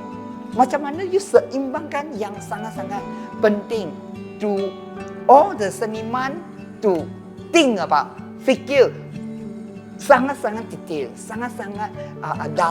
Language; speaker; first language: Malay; non-native, local second language; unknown